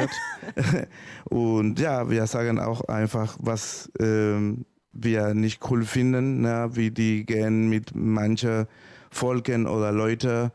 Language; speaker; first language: German; non-native, learner; Spanish